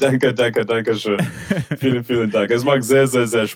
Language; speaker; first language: German; non-native, learner; English